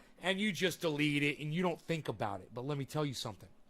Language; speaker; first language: English; native; English